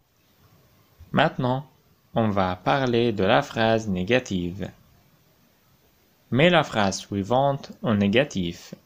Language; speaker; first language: French; non-native, fluent; Arabic